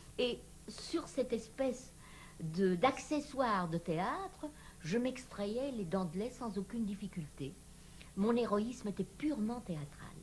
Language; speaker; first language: French; native; French